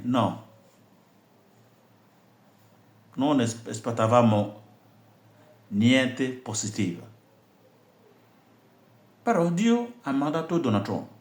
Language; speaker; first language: Italian; non-native, fluent; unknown